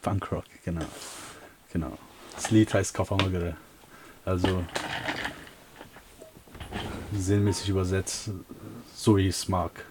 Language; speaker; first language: German; early bilingual, other home language; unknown